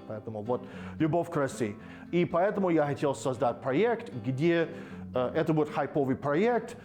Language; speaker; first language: Russian; non-native, fluent; English